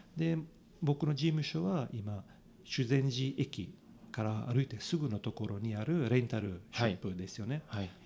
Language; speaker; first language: Japanese; non-native, fluent; Italian